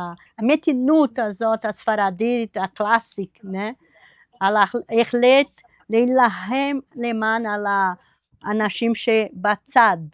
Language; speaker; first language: Hebrew; non-native, fluent; Portuguese